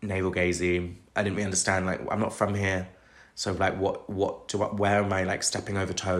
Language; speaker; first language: English; native; English